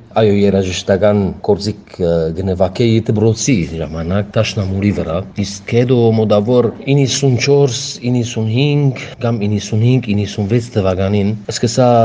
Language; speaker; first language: Armenian; early bilingual, heritage; Armenian